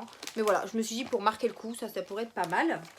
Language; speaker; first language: French; native; French